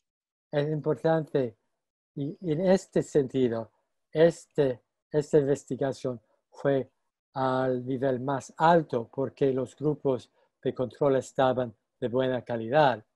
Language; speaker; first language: Spanish; non-native, fluent; English